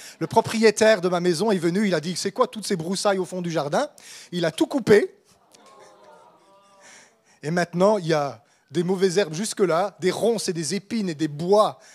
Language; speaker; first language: French; native; French